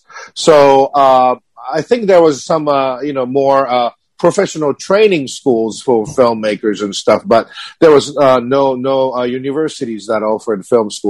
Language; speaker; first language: English; non-native, fluent; Japanese